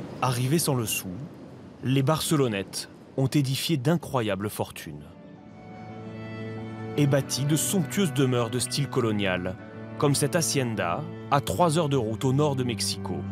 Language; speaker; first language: French; native; French